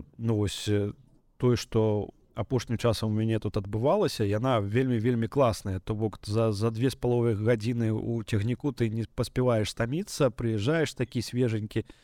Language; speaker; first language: Belarusian; native; Belarusian